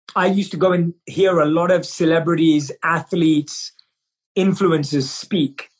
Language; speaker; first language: English; native; English